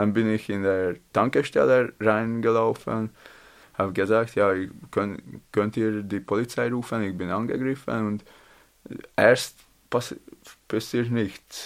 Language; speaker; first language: German; non-native, learner; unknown